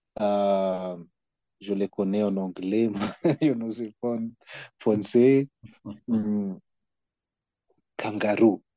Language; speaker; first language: French; non-native, learner; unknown